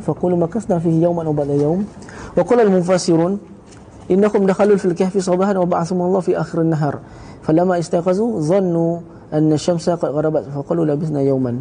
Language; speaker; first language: Malay; native; Malay